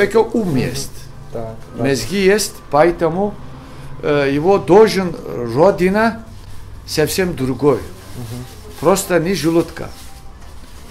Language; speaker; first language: Russian; non-native, learner; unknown